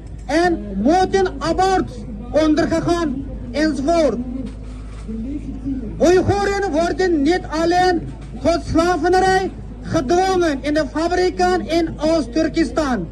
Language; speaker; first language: Dutch; non-native, fluent; Uyghur